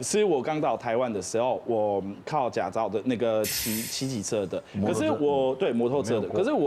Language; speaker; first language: Chinese; non-native, fluent; French